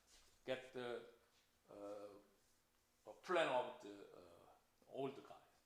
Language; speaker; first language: English; non-native, fluent; Korean